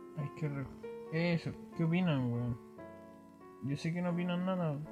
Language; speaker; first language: Spanish; native; Spanish